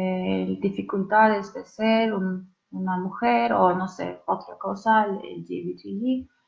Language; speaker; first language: Spanish; non-native, learner; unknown